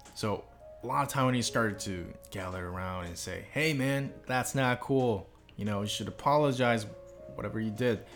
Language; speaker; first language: English; non-native, fluent; Chinese